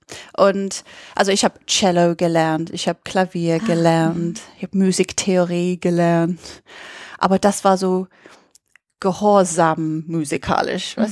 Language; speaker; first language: German; non-native, fluent; English